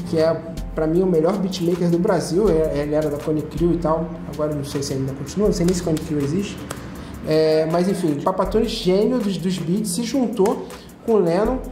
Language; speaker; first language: Portuguese; native; Portuguese